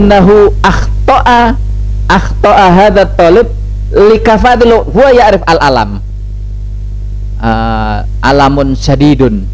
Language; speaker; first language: Arabic; non-native, fluent; Indonesian